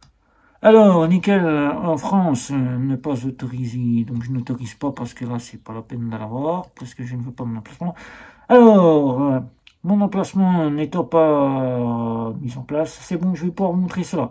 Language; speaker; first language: French; native; French